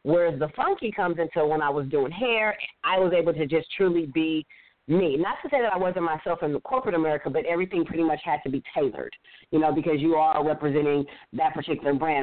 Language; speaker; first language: English; native; English